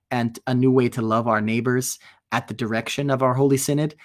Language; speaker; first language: English; native; English